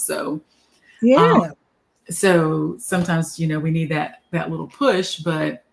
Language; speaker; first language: English; native; English